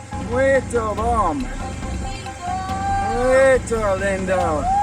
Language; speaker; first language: Portuguese; non-native, learner; English